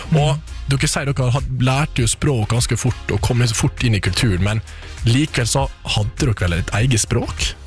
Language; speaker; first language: Norwegian; native; Norwegian